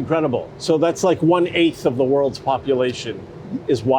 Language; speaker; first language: English; native; English